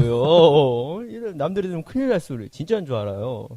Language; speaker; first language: Korean; native; Korean